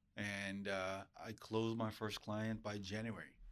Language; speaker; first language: English; early bilingual, other home language; Spanish